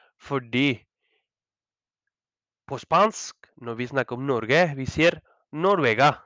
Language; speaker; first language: Norwegian; non-native, learner; Spanish